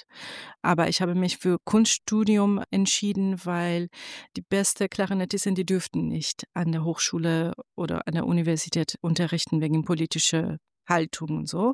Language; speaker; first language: German; non-native, fluent; Persian